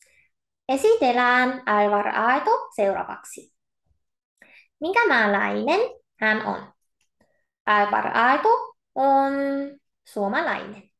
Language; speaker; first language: Finnish; non-native, fluent; Korean